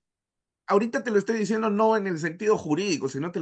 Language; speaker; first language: Spanish; native; Spanish